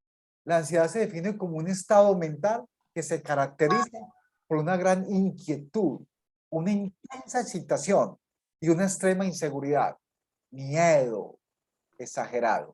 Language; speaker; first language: Spanish; native; Spanish